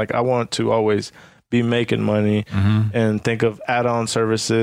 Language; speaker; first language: English; early bilingual, other home language; Spanish